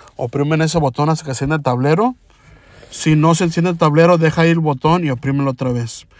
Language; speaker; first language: Spanish; early bilingual, heritage; Spanish